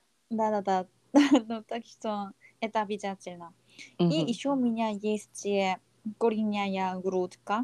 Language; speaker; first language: Russian; non-native, learner; Korean